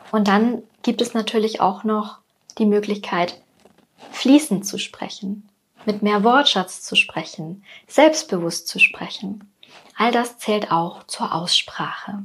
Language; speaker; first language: German; native; German